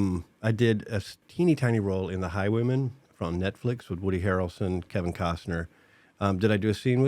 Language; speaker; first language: English; native; English